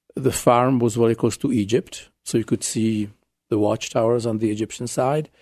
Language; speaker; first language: English; non-native, fluent; Czech